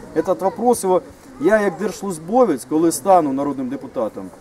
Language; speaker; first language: Ukrainian; non-native, local second language; Russian